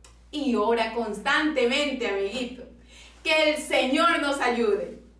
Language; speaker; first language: Spanish; native; Spanish